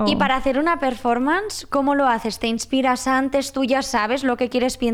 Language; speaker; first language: Spanish; non-native, local second language; Catalan